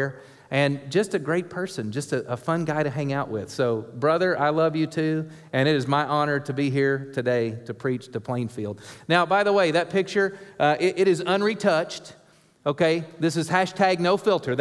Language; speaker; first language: English; native; English